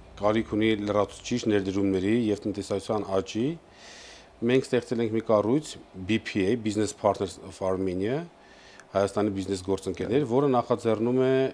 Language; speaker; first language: Armenian; native; Armenian